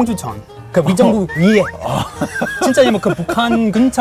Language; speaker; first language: Korean; non-native, learner; English